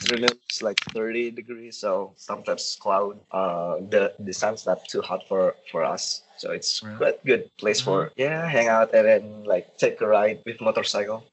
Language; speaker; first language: English; non-native, learner; Indonesian